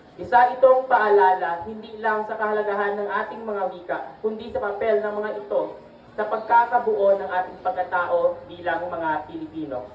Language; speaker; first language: Filipino; non-native, local second language; Hiligaynon